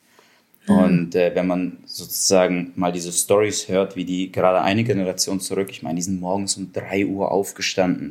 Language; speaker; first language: German; early bilingual, other home language; Russian